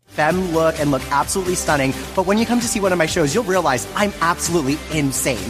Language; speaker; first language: English; native; English